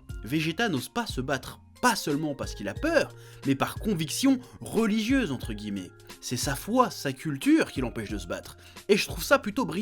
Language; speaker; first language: French; native; French